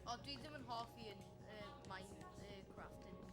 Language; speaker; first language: Welsh; non-native, local second language; English